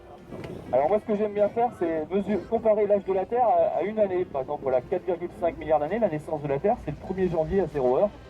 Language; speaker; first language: French; native; French